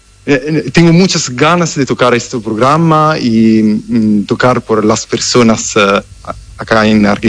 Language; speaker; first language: Spanish; non-native, fluent; Italian